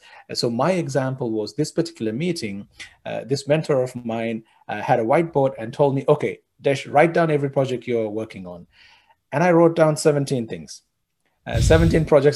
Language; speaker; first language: English; non-native, local second language; Sinhala